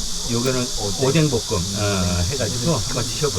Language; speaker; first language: Korean; native; Korean